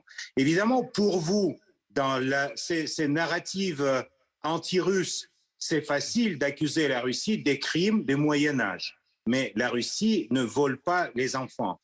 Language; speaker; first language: French; non-native, fluent; Russian